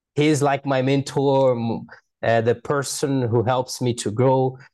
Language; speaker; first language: English; non-native, fluent; Portuguese